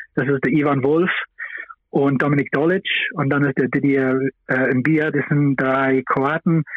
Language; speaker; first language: German; non-native, fluent; English